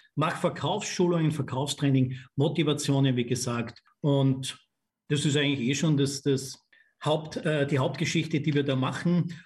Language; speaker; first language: German; native; German